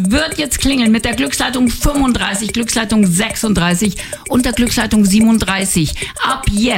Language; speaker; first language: German; native; German